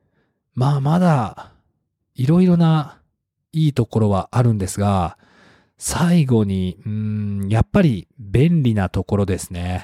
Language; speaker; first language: Japanese; non-native, fluent; English